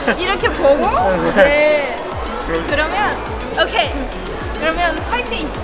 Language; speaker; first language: Korean; non-native, learner; Turkish